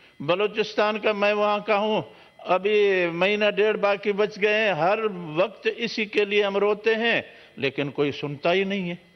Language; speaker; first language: Urdu; non-native, local second language; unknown